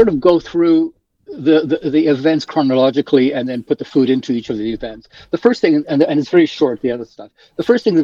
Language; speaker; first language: English; early bilingual, other home language; Polish